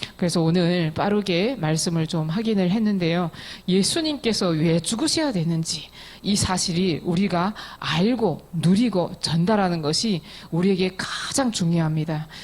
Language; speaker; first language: Korean; native; Korean